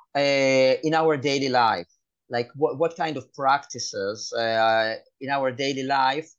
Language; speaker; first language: English; non-native, fluent; Hebrew